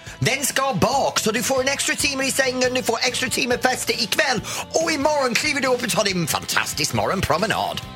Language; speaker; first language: Swedish; non-native, fluent; English